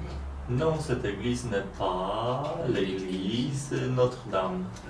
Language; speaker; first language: French; non-native, learner; Polish